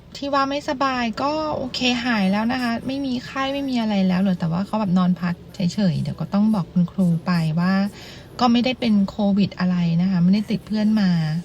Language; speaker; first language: Thai; native; Thai